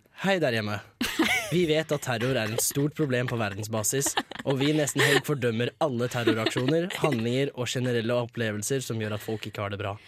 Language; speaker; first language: Norwegian; native; Norwegian